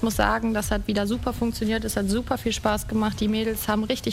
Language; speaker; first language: German; native; German